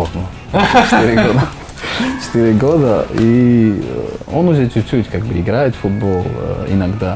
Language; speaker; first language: Russian; non-native, learner; Slovak